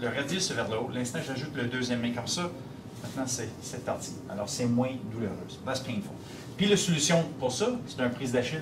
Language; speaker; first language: French; non-native, fluent; English